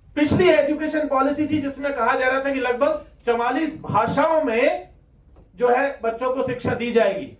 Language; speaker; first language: Hindi; non-native, local second language; Rajasthani